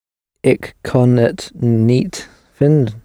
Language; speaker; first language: Dutch; non-native, learner; English